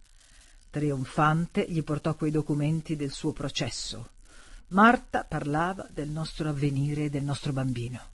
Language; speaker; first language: Italian; native; Italian